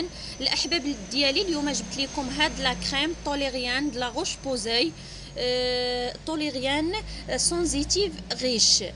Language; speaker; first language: Arabic; native; Arabic